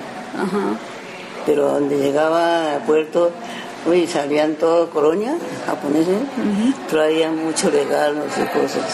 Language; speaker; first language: Spanish; early bilingual, other home language; Japanese